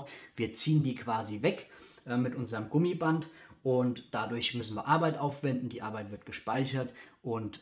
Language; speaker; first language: German; native; German